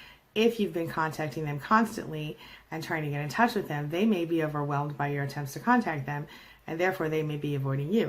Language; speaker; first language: English; native; English